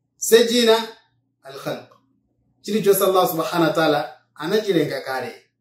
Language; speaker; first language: Nyanja; non-native, local second language; Yao